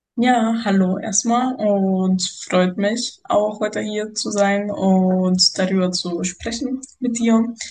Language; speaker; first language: German; non-native, fluent; Spanish